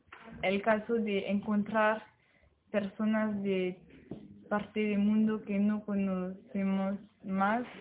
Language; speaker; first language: Spanish; non-native, learner; French